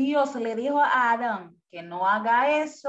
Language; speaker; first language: Spanish; non-native, fluent; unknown